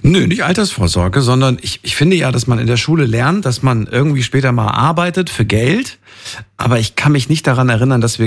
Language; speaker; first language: German; native; German